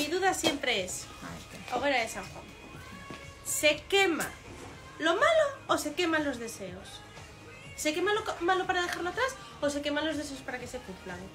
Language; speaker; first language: Spanish; native; Spanish